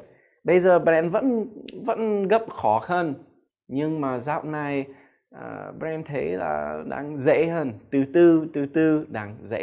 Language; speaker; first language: Vietnamese; non-native, fluent; English